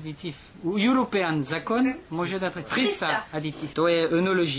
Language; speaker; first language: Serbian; non-native, learner; French